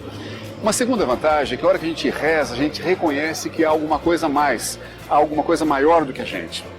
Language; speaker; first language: Portuguese; native; Portuguese